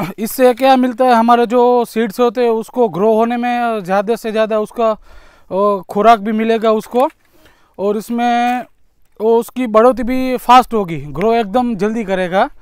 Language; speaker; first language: Hindi; non-native, local second language; Gujarati